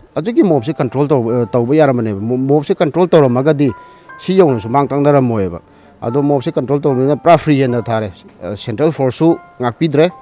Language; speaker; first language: Manipuri; native; Manipuri